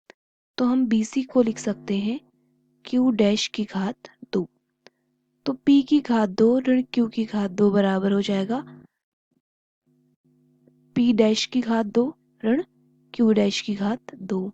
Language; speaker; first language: Hindi; native; Hindi